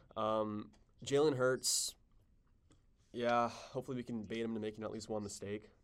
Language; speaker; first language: English; native; English